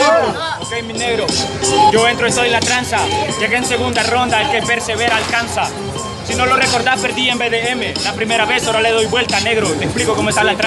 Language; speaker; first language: Spanish; native; Spanish